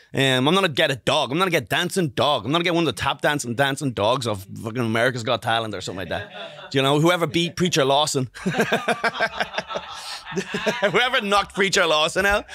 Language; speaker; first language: English; native; English